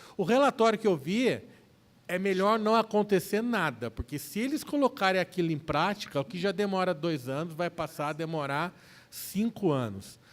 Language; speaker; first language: Portuguese; native; Portuguese